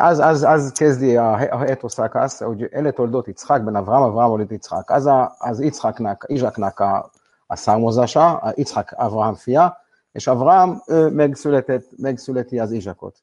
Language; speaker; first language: Hungarian; non-native, learner; Hebrew